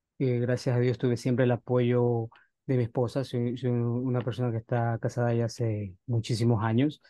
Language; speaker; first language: Spanish; native; Spanish